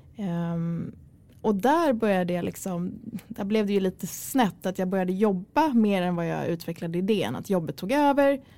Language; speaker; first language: Swedish; early bilingual, other home language; Kurdish